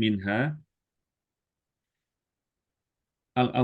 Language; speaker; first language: Arabic; non-native, learner; Indonesian